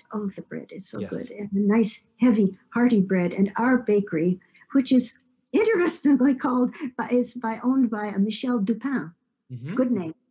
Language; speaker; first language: English; native; English